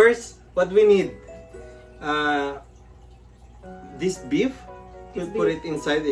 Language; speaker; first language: English; non-native, local second language; Filipino